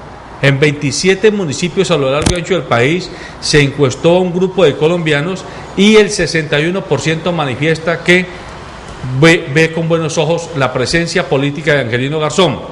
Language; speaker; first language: Spanish; native; Spanish